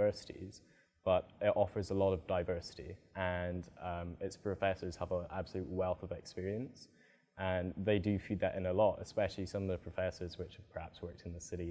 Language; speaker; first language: English; native; English